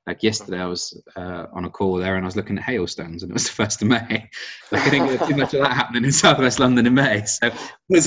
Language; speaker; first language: English; native; English